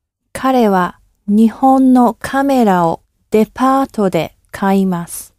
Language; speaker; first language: Japanese; non-native, learner; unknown